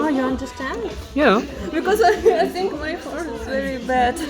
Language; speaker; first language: English; non-native, learner; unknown